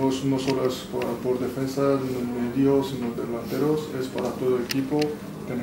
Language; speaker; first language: Spanish; non-native, fluent; Persian